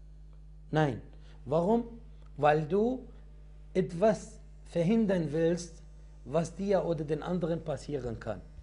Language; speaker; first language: German; non-native, fluent; Arabic